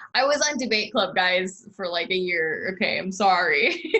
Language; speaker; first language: English; native; English